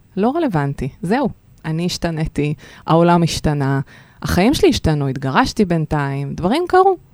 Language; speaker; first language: Hebrew; early bilingual, other home language; Russian